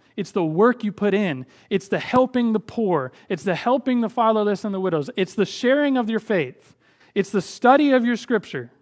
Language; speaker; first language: English; native; English